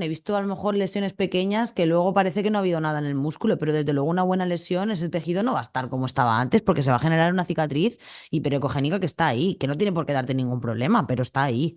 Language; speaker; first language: Spanish; native; Spanish